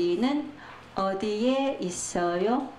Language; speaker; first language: Korean; non-native, fluent; Chinese